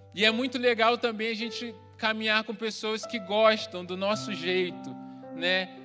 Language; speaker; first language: Portuguese; native; Portuguese